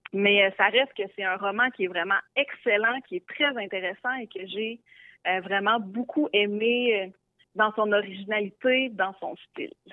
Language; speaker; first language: French; native; French